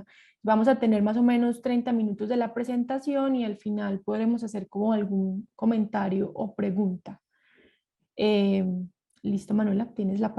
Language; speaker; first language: Spanish; native; Spanish